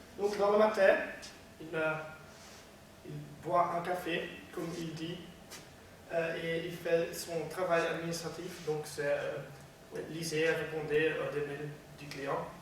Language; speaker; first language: French; non-native, learner; Dutch